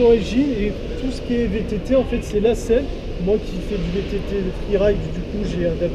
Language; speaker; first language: French; native; French